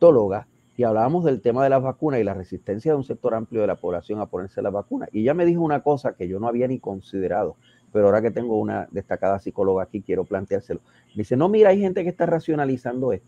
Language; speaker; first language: Spanish; native; Spanish